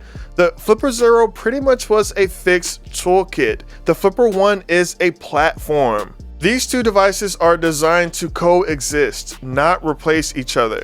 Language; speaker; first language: English; native; English